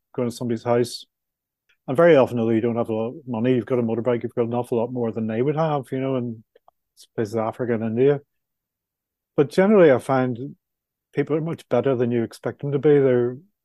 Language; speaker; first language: English; native; English